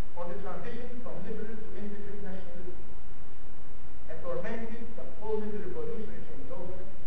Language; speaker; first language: English; non-native, local second language; Maltese